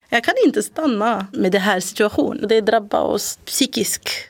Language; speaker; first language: Swedish; non-native, fluent; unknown